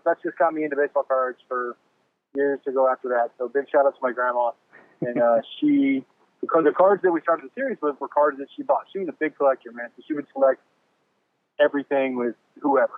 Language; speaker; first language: English; native; English